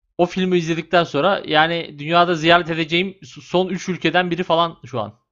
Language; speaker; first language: Turkish; native; Turkish